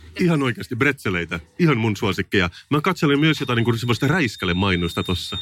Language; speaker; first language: Finnish; native; Finnish